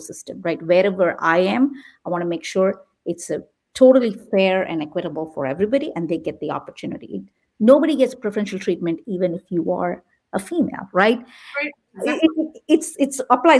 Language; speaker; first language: English; non-native, local second language; Tamil